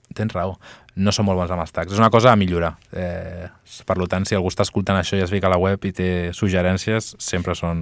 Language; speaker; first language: Catalan; non-native, local second language; Spanish